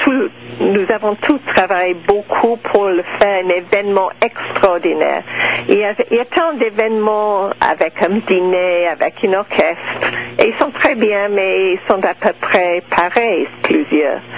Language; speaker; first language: French; non-native, local second language; English